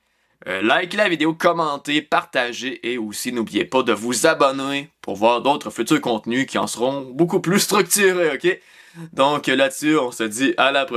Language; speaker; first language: French; native; French